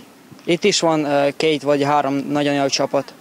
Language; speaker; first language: Hungarian; non-native, learner; Ukrainian